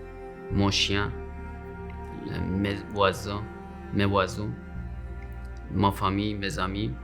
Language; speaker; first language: French; non-native, learner; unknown